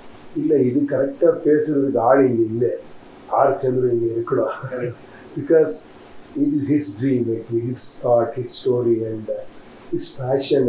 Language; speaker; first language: Tamil; non-native, learner; Kannada